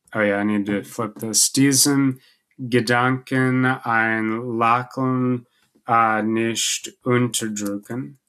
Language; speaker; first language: German; non-native, learner; English